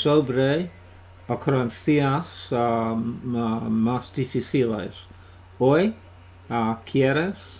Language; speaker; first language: Spanish; non-native, learner; English